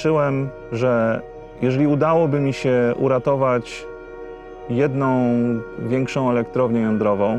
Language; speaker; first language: Polish; native; Polish